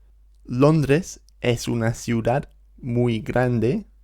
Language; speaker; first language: Spanish; non-native, fluent; English